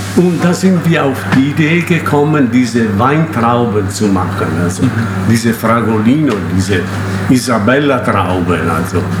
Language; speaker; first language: German; non-native, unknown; Italian